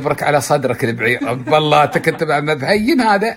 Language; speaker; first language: Arabic; native; Arabic